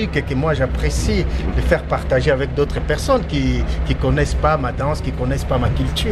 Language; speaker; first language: French; non-native, local second language; Lingala